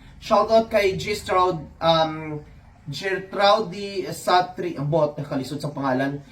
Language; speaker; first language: Filipino; non-native, local second language; Cebuano